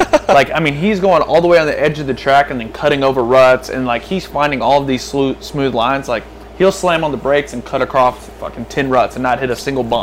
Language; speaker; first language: English; native; English